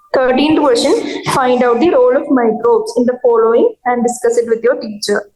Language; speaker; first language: English; non-native, local second language; Malayalam